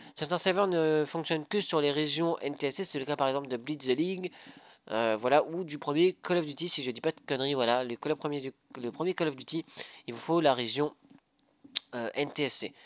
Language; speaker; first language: French; native; French